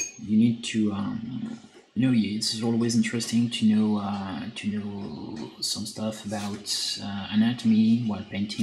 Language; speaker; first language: English; non-native, fluent; French